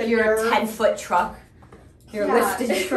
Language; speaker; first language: English; native; English